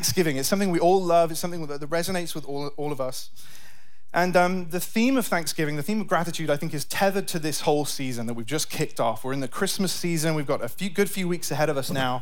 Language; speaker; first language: English; native; English